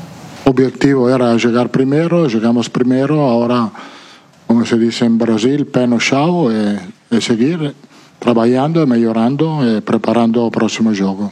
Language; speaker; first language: Portuguese; non-native, fluent; Italian